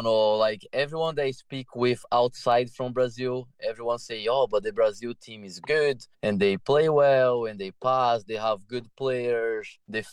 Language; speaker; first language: English; non-native, fluent; Portuguese